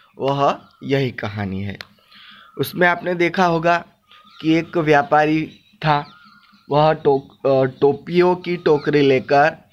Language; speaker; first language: Hindi; non-native, local second language; Gujarati